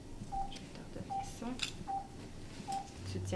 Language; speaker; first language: French; native; French